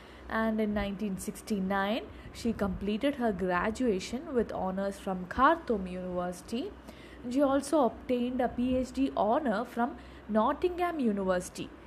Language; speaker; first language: English; non-native, local second language; Malayalam